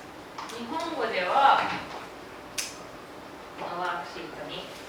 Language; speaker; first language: Japanese; non-native, fluent; English